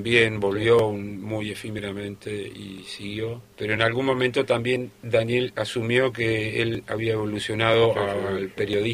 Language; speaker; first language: Spanish; native; Spanish